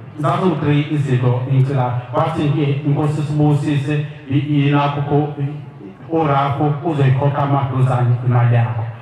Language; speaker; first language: Zulu; native; Zulu